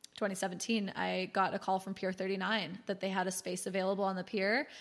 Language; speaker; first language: English; native; English